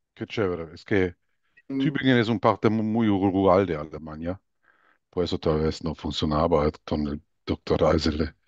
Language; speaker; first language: Spanish; non-native, fluent; German